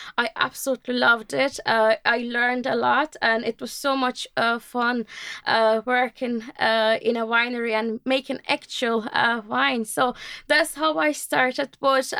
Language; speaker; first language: English; non-native, fluent; Turkish